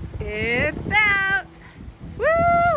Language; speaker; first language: English; native; English